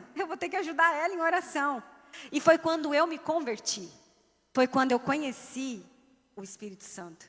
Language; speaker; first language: Portuguese; native; Portuguese